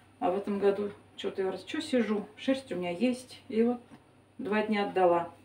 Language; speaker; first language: Russian; native; Russian